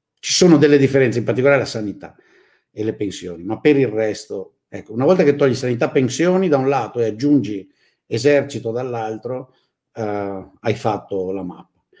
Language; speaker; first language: Italian; native; Italian